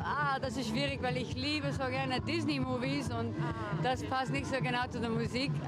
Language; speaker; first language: German; non-native, learner; English